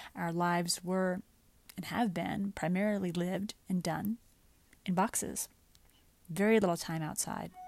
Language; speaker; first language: English; native; English